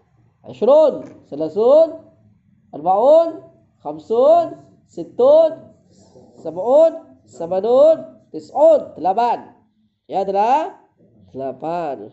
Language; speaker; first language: Arabic; non-native, fluent; Indonesian